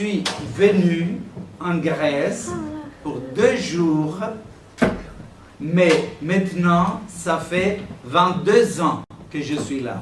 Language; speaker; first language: French; non-native, fluent; Greek